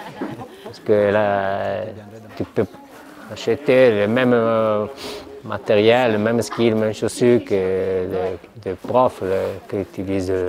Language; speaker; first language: French; non-native, learner; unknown